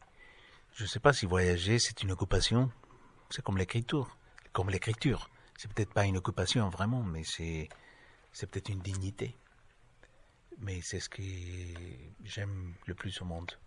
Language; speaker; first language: French; non-native, fluent; Spanish